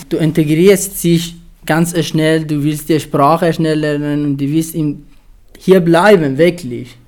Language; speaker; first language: German; non-native, fluent; Persian